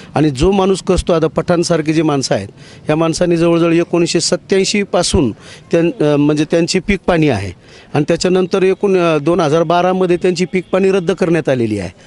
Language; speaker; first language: Marathi; native; Marathi